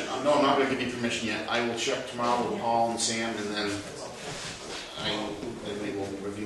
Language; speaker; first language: English; native; English